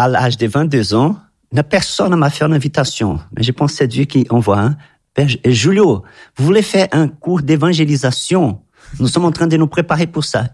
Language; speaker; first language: French; non-native, fluent; Portuguese